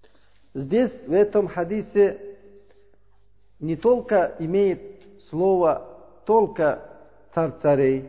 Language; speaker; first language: Russian; non-native, learner; Uzbek